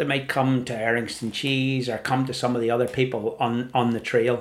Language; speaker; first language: English; native; English